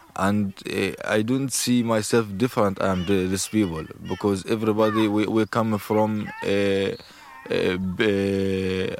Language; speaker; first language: English; non-native, learner; Arabic